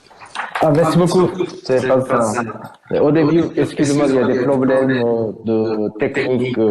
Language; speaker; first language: French; non-native, learner; Japanese